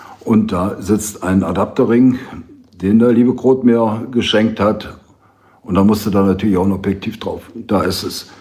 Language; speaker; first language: German; native; German